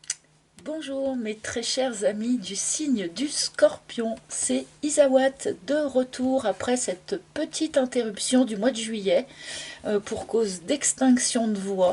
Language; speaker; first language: French; native; French